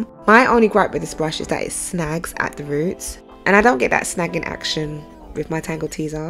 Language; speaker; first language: English; native; English